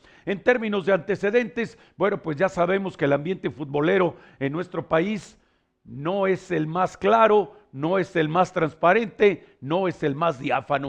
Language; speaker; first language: Spanish; native; Spanish